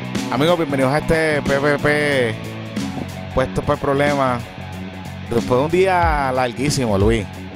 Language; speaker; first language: Spanish; native; Spanish